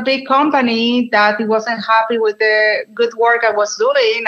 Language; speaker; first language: English; non-native, fluent; Spanish